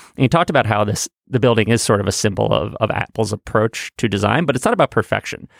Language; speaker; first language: English; native; English